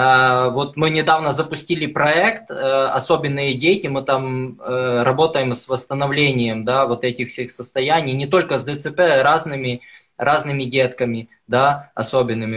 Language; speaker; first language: Russian; native; Russian